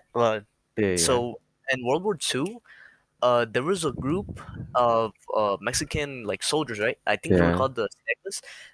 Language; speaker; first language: English; early bilingual, other home language; Spanish